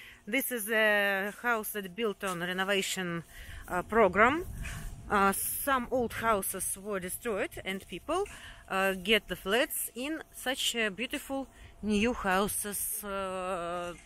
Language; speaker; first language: English; non-native, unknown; Russian